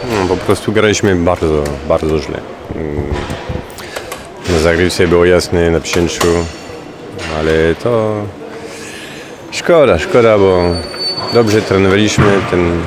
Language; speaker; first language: Polish; non-native, learner; French